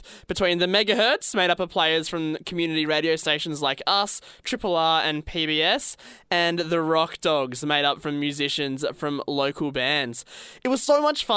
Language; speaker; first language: English; native; English